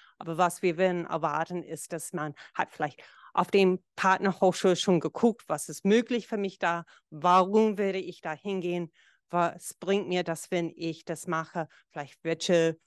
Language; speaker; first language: German; non-native, fluent; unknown